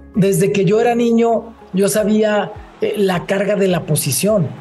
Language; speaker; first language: Spanish; native; Spanish